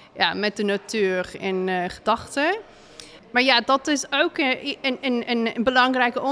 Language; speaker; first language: Dutch; non-native, fluent; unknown